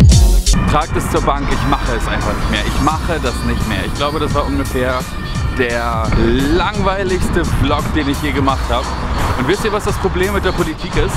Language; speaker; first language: German; native; German